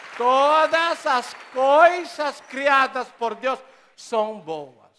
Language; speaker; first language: Portuguese; non-native, learner; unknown